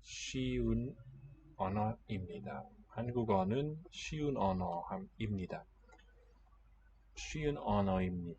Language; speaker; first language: Korean; non-native, learner; English